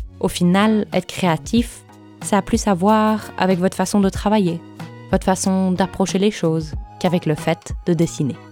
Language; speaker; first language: French; non-native, local second language; Luxembourgish